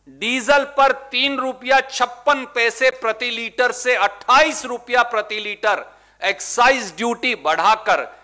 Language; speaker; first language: Hindi; native; Hindi